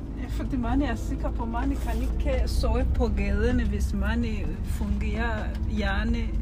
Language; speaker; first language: Danish; non-native, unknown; Kinyarwanda